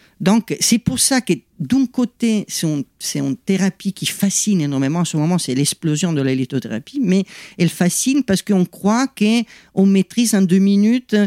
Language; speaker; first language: French; non-native, fluent; Italian